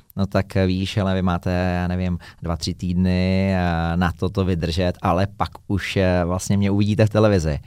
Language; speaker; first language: Czech; native; Czech